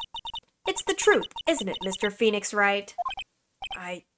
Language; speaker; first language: English; native; English